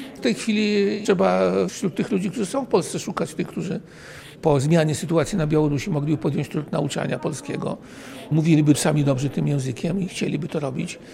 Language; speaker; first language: Polish; native; Polish